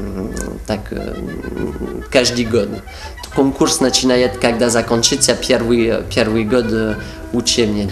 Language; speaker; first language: Russian; non-native, fluent; French